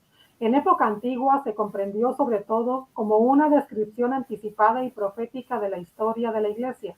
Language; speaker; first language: Spanish; native; Spanish